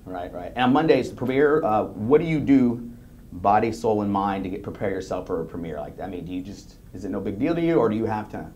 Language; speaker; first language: English; native; English